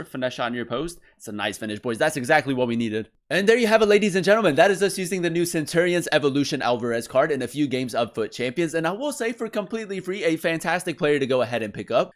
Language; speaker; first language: English; native; English